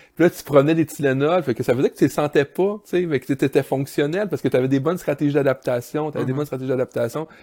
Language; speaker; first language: French; native; French